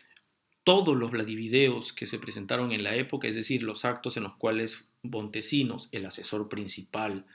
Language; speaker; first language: Spanish; native; Spanish